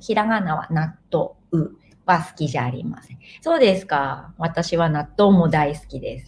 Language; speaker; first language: Japanese; non-native, fluent; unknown